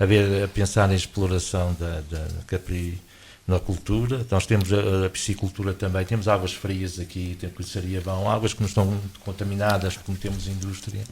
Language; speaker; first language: Portuguese; native; Portuguese